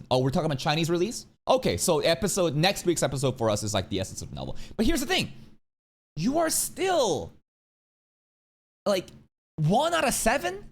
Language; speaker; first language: English; native; English